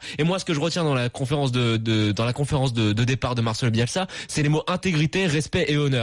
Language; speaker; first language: French; native; French